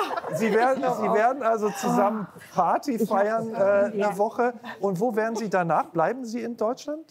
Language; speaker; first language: German; native; German